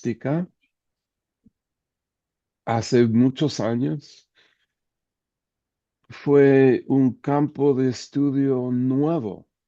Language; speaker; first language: Spanish; non-native, fluent; English